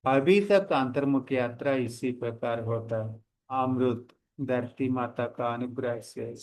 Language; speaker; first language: Hindi; non-native, local second language; Telugu